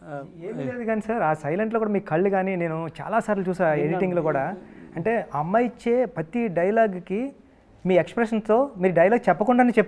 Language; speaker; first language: Telugu; native; Telugu